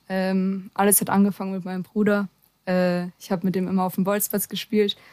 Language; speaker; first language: German; native; German